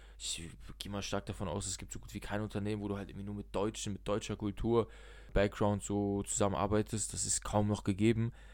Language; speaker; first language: German; early bilingual, other home language; Russian